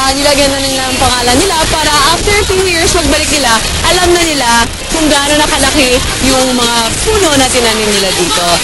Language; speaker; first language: Filipino; non-native, fluent; Korean